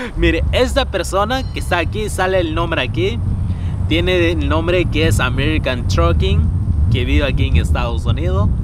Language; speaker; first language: Spanish; non-native, fluent; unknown